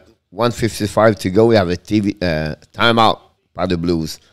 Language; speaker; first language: English; non-native, fluent; French